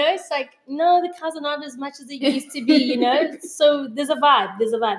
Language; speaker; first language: English; early bilingual, other home language; Zulu